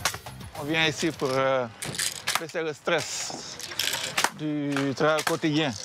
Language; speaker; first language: French; non-native, local second language; Wolof